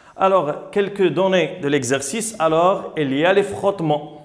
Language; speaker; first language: French; non-native, local second language; Arabic